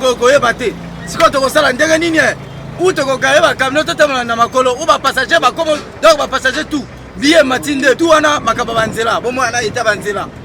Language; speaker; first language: Lingala; native; Lingala